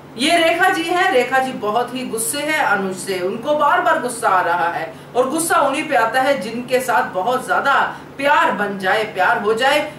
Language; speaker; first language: Hindi; native; Hindi